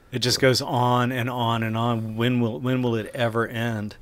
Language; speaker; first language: English; native; English